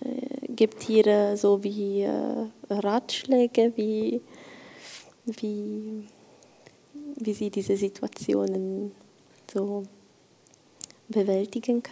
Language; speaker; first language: German; non-native, fluent; Italian